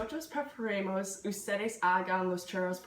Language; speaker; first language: Spanish; non-native, learner; English